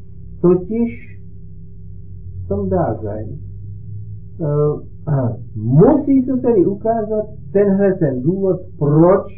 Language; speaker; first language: Czech; native; Czech